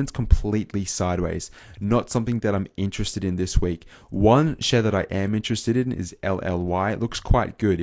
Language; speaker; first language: English; native; English